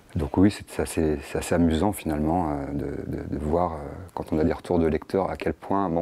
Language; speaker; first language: French; native; French